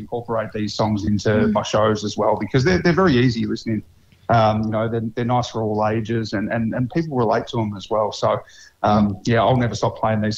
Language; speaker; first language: English; native; English